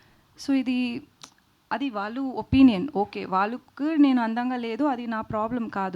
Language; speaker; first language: Telugu; non-native, local second language; Tamil